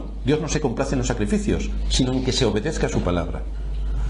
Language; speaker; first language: Spanish; native; Spanish